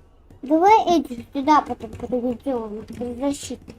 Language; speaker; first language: Russian; native; Russian